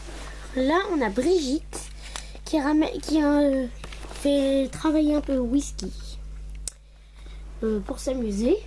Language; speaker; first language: French; native; French